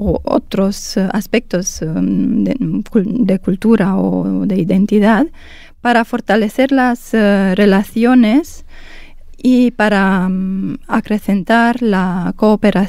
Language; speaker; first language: Spanish; non-native, fluent; Romanian